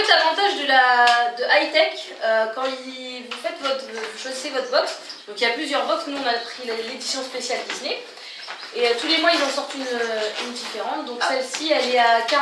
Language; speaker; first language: French; native; French